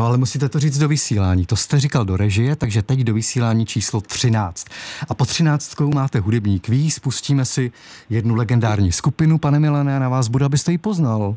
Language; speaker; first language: Czech; native; Czech